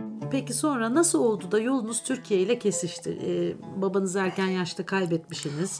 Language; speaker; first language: Turkish; native; Turkish